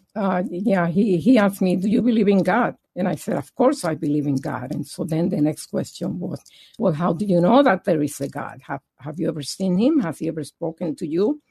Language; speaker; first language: English; non-native, fluent; Spanish